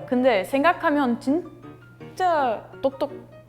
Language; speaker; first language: Korean; non-native, learner; Portuguese